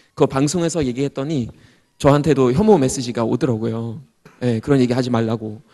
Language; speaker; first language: Korean; non-native, fluent; German